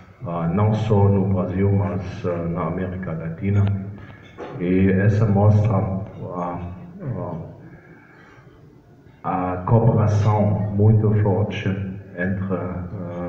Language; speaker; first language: Portuguese; non-native, fluent; German